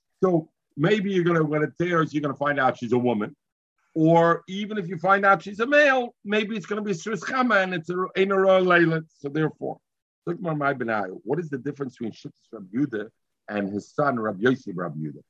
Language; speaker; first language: English; native; English